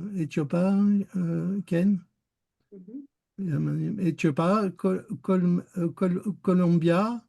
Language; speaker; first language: Hebrew; non-native, learner; French